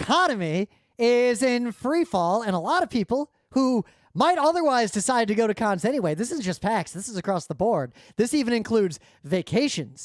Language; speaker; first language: English; native; English